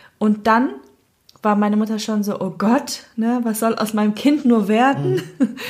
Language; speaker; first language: German; native; German